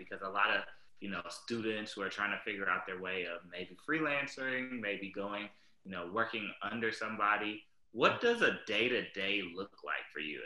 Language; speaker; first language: English; native; English